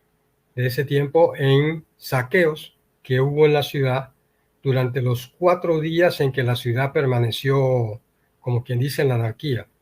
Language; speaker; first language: Spanish; native; Spanish